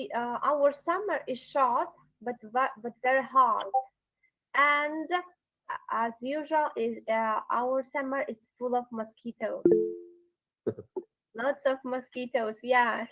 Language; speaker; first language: English; non-native, learner; Yakut